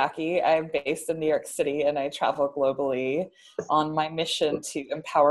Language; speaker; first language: English; native; English